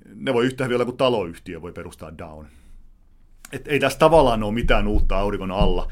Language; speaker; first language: Finnish; native; Finnish